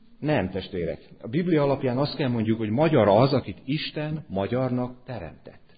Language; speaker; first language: Hungarian; native; Hungarian